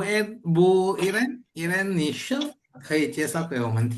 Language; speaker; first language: Chinese; non-native, fluent; Indonesian